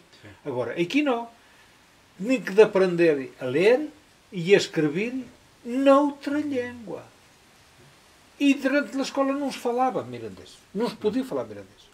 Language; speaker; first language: Portuguese; non-native, local second language; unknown